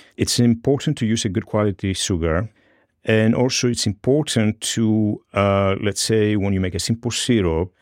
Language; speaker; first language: English; non-native, fluent; Greek